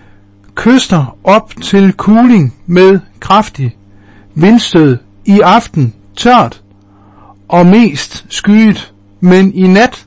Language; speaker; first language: Danish; native; Danish